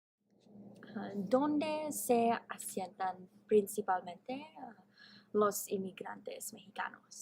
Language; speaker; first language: Spanish; non-native, learner; English